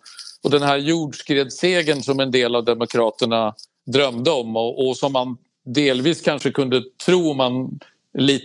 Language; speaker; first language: Swedish; native; Swedish